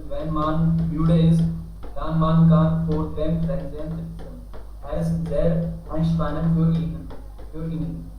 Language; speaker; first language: German; non-native, learner; Hindi